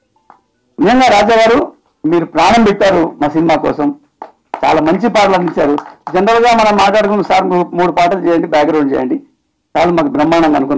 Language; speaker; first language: Telugu; native; Telugu